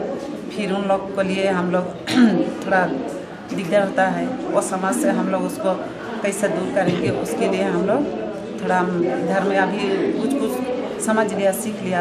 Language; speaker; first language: Hindi; non-native, local second language; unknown